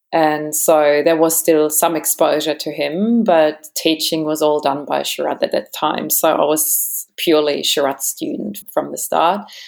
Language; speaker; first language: English; non-native, fluent; German